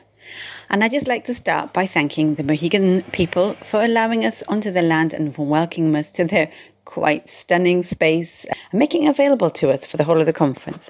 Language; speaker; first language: English; native; English